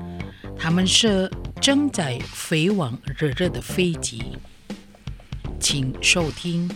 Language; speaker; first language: Chinese; early bilingual, heritage; Chinese